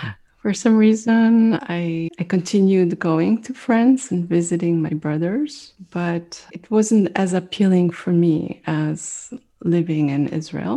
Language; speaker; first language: English; non-native, fluent; French